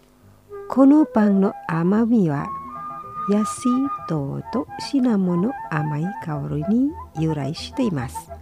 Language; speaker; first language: Japanese; non-native, fluent; Indonesian